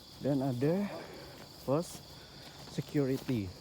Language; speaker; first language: Indonesian; native; Indonesian